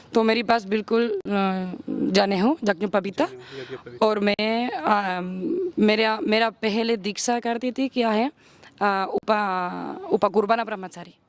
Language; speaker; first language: Hindi; non-native, learner; Spanish